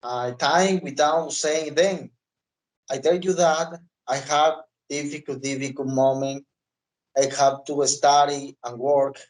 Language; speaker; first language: English; non-native, learner; Spanish